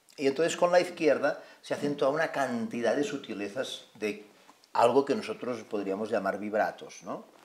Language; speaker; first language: Spanish; non-native, local second language; Catalan